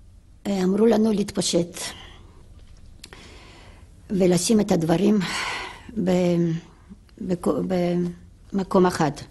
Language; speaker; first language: Hebrew; non-native, fluent; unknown